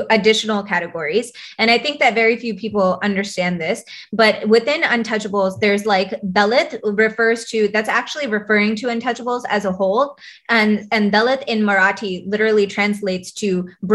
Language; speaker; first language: English; native; English